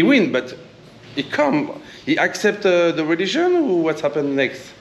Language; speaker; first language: English; non-native, learner; French